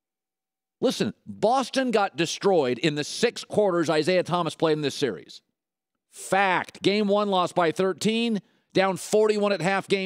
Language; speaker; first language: English; native; English